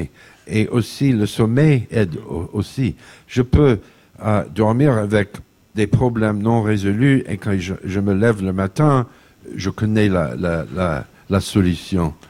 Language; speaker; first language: French; non-native, fluent; English